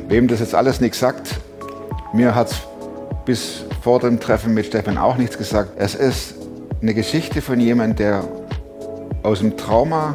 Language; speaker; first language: German; native; German